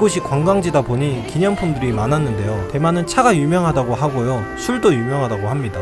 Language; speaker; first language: Korean; native; Korean